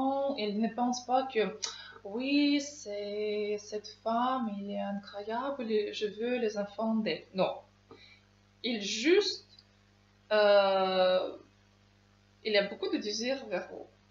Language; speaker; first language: French; non-native, learner; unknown